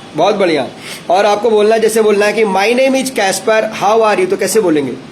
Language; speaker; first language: Hindi; native; Hindi